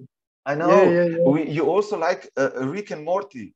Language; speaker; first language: English; non-native, fluent; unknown